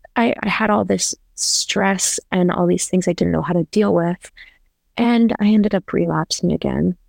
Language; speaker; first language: English; native; English